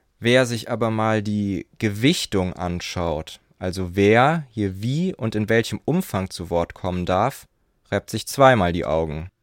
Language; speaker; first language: German; native; German